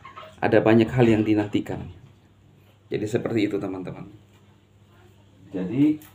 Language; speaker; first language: Indonesian; native; Indonesian